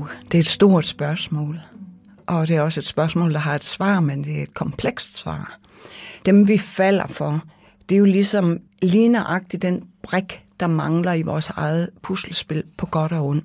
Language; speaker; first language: Danish; native; Danish